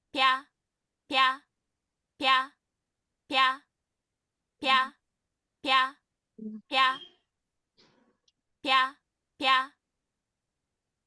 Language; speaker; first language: Japanese; non-native, learner; Filipino